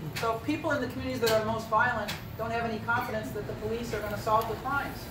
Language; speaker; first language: English; native; English